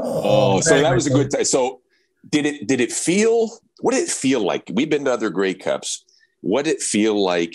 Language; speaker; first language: English; native; English